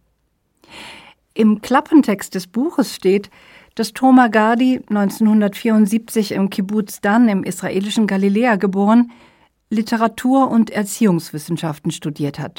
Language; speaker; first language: German; native; German